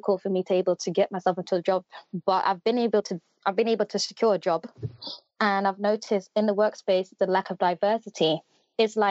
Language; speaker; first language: English; native; English